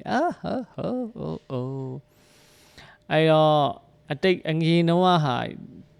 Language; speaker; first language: English; non-native, fluent; Burmese